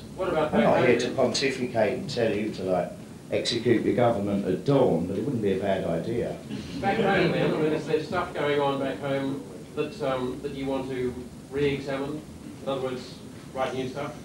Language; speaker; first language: English; native; English